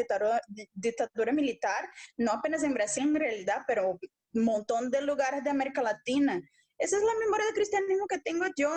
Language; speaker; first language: Spanish; non-native, local second language; Portuguese